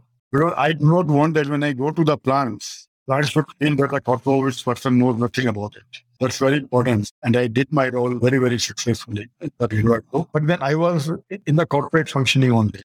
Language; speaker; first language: English; non-native, local second language; Marwari